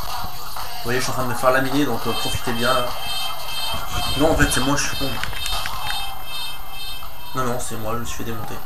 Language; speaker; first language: French; native; French